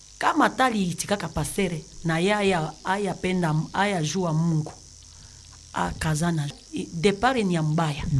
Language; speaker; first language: Swahili; native; Swahili